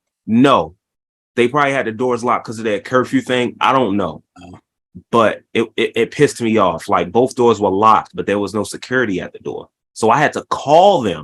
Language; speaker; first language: English; native; English